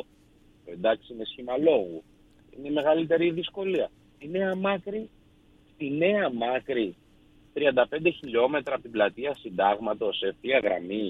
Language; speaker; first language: Greek; native; Greek